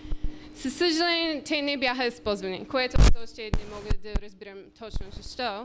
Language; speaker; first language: Bulgarian; non-native, learner; English